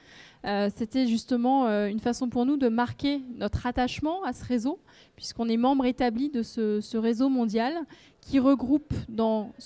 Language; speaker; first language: French; native; French